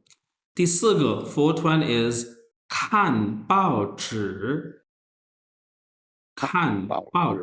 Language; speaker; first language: Chinese; non-native, fluent; Urdu